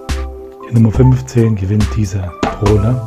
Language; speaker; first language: German; native; German